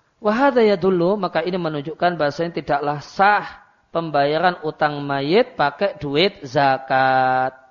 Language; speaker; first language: Indonesian; non-native, local second language; Javanese